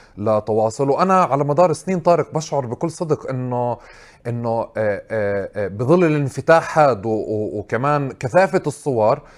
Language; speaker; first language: Arabic; native; Arabic